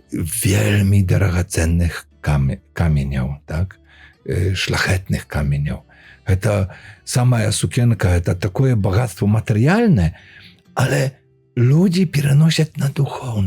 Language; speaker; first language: Polish; non-native, learner; Belarusian